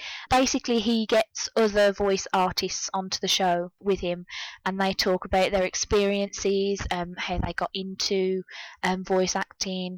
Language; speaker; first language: English; native; English